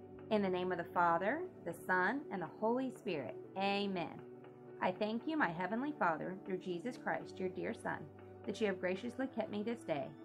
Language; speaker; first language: English; native; English